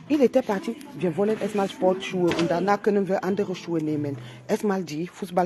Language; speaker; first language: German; non-native, fluent; French